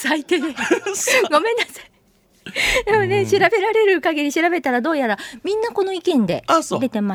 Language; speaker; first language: Japanese; native; Japanese